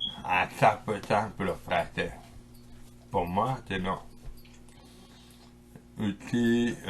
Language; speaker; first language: French; non-native, local second language; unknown